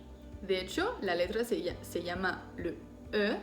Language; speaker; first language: Spanish; non-native, fluent; French